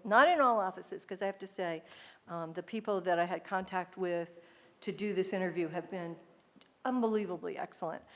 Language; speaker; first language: English; native; English